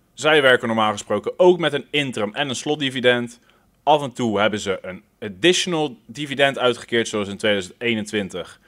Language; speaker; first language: Dutch; native; Dutch